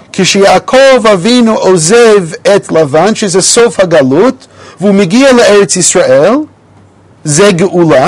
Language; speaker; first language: Hebrew; non-native, fluent; English